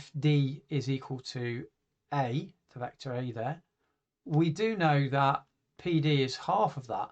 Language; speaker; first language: English; native; English